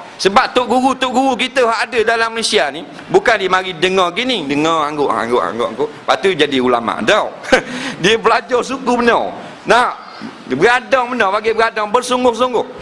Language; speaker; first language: Malay; native; Malay